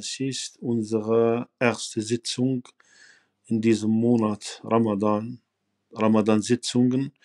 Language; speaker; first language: German; non-native, fluent; Arabic